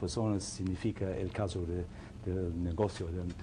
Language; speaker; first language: Spanish; non-native, fluent; English